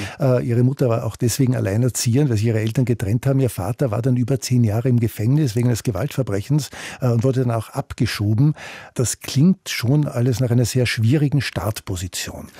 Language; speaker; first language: German; native; German